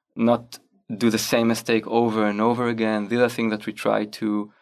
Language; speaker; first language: English; non-native, fluent; Hebrew